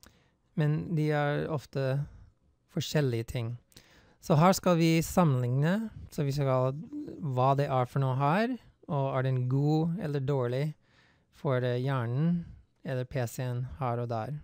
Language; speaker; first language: Norwegian; non-native, fluent; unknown